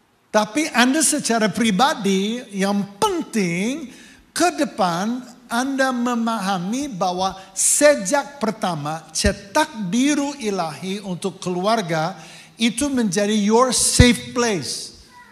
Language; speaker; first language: Indonesian; non-native, fluent; English